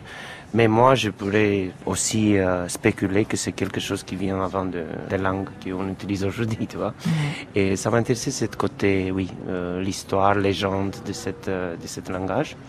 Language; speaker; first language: French; non-native, fluent; Romanian